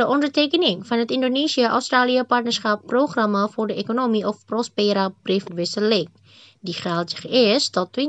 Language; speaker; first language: Dutch; non-native, fluent; Indonesian